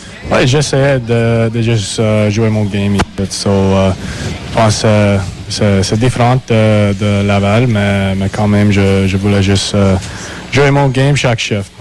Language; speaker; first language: French; non-native, learner; English